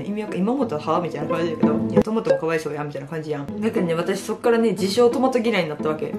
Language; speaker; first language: Japanese; native; Japanese